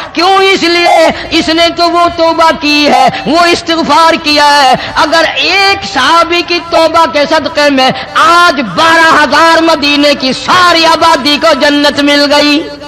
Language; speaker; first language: Urdu; non-native, local second language; Saraiki